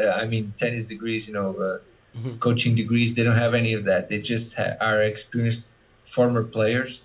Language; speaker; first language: English; early bilingual, other home language; Portuguese